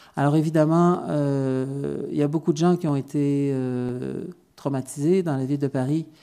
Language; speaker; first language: French; native; French